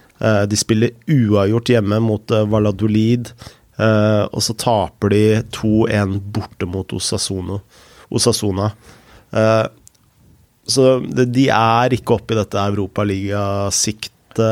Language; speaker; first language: Norwegian; native; Norwegian